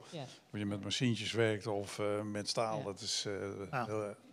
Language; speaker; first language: Dutch; native; Dutch